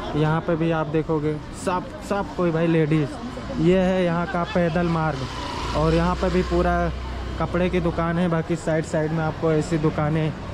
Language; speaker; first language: Hindi; native; Hindi